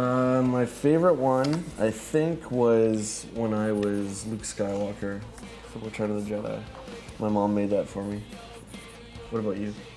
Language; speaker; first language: English; native; English